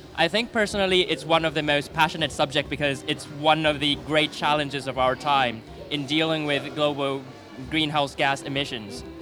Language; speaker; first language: English; non-native, fluent; Thai